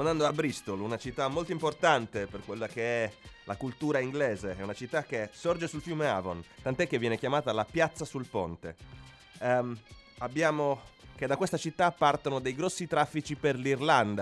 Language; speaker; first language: Italian; native; Italian